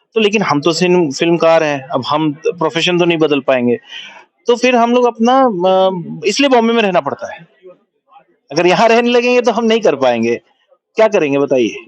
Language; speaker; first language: Hindi; non-native, local second language; Bhojpuri